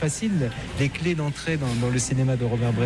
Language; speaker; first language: French; native; French